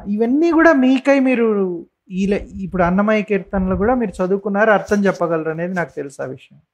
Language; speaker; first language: Telugu; native; Telugu